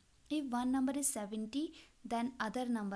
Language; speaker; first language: English; non-native, local second language; Hindi